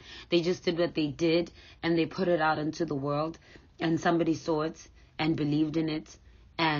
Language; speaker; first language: English; non-native, local second language; Zulu